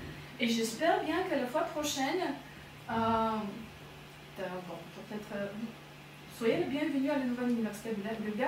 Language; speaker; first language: French; non-native, fluent; Bulgarian